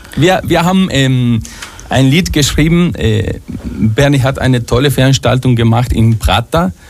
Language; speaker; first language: German; non-native, fluent; Spanish